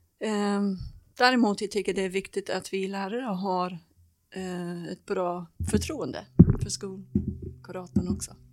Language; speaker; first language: Swedish; non-native, fluent; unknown